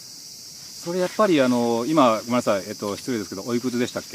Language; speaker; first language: Japanese; native; Japanese